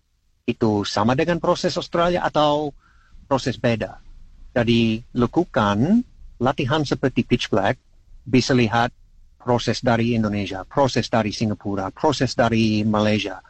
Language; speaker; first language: Indonesian; non-native, learner; English